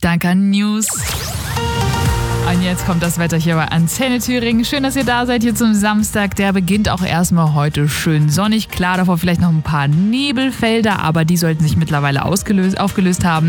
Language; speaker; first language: German; native; German